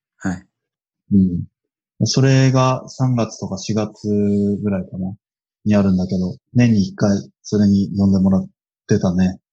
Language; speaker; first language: Japanese; native; Japanese